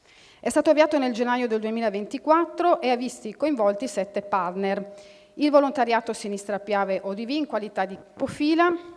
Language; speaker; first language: Italian; native; Italian